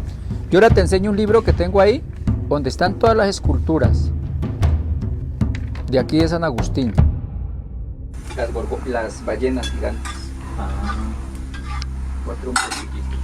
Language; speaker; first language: Spanish; native; Spanish